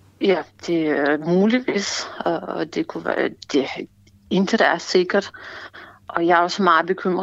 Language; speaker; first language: Danish; non-native, fluent; Ukrainian